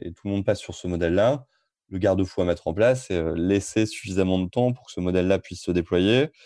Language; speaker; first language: French; native; French